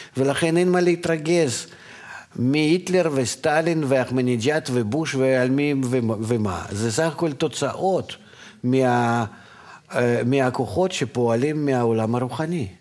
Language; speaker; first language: Hebrew; non-native, fluent; Russian